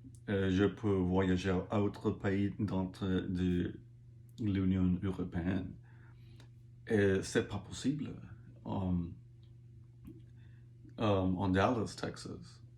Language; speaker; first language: French; non-native, learner; English